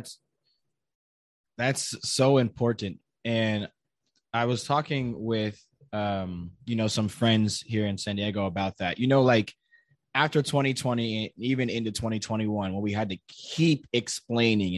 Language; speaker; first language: English; native; English